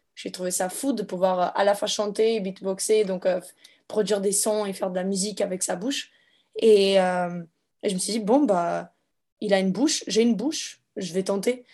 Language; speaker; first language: French; non-native, fluent; Portuguese